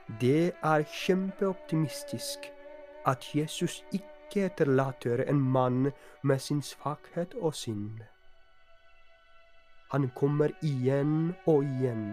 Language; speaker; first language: Norwegian; non-native, fluent; Polish